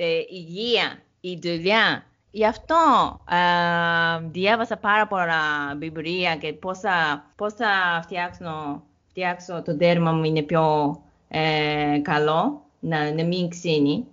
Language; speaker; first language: Greek; non-native, learner; Japanese